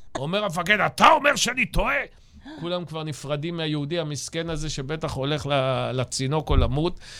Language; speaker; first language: Hebrew; native; Hebrew